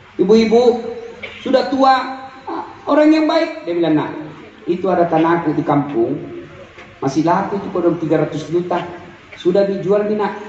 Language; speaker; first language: Indonesian; non-native, local second language; Buginese